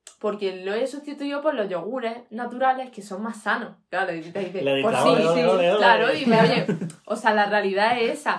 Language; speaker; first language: Spanish; native; Spanish